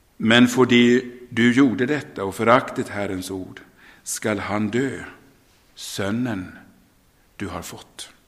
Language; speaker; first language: Swedish; native; Swedish